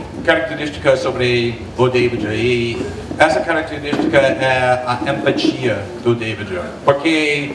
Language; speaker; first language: Portuguese; non-native, fluent; English